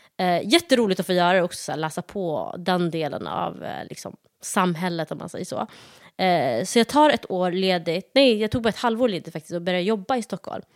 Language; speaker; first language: Swedish; early bilingual, other home language; Somali